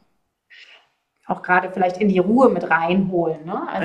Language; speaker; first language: German; native; German